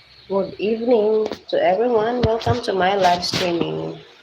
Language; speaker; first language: English; non-native, local second language; Cebuano